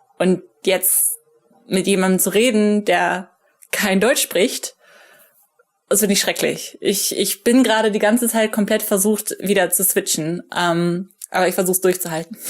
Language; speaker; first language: German; native; German